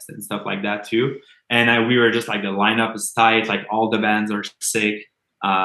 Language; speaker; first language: English; non-native, fluent; French